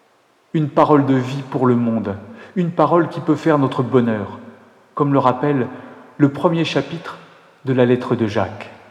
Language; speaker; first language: French; native; French